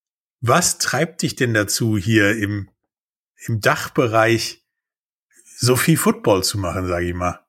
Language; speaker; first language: German; native; German